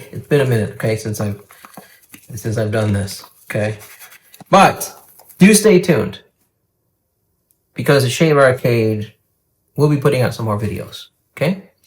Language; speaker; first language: English; native; English